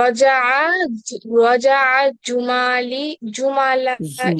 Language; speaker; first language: Arabic; non-native, learner; Bangla